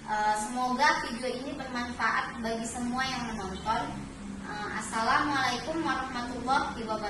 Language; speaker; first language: Indonesian; native; Indonesian